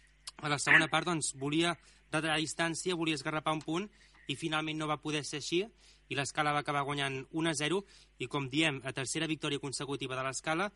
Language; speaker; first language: Catalan; native; Catalan